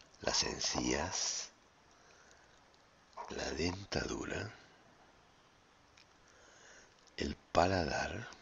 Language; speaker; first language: Spanish; native; Spanish